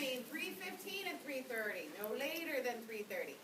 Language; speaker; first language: English; native; English